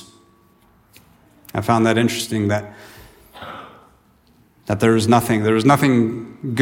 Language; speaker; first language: English; native; English